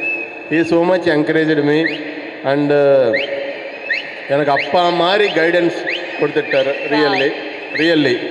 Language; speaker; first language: Tamil; non-native, learner; Telugu